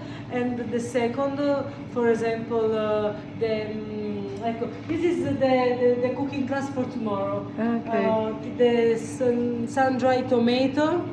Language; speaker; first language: English; non-native, learner; Italian